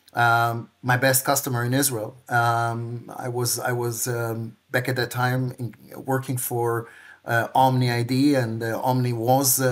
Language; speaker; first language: English; non-native, fluent; Hebrew